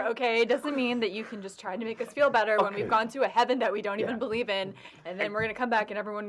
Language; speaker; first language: English; non-native, fluent; Turkish